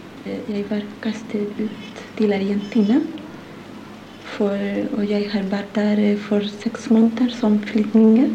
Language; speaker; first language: Norwegian; non-native, learner; Spanish